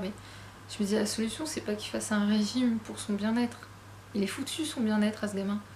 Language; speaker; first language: French; native; French